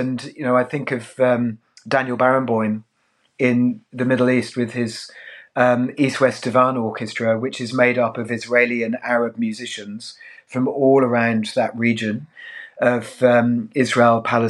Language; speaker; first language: English; native; English